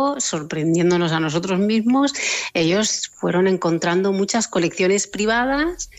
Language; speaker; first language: Spanish; native; Spanish